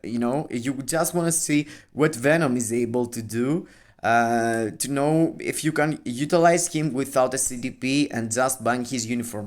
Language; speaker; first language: English; non-native, fluent; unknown